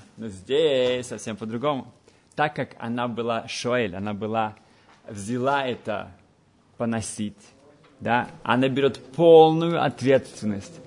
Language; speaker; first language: Russian; early bilingual, heritage; Russian